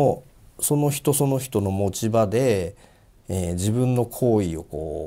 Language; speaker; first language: Japanese; native; Japanese